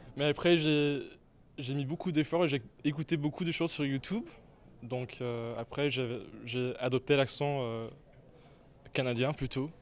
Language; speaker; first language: French; non-native, local second language; English